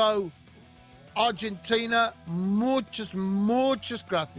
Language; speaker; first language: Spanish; non-native, learner; English